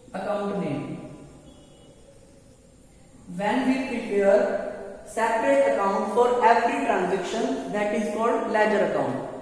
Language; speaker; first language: English; non-native, local second language; Hindi